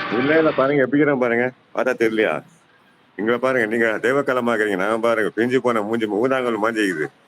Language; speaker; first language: Tamil; non-native, local second language; Kannada